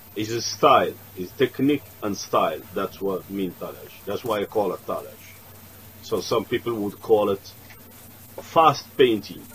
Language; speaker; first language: English; non-native, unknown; Arabic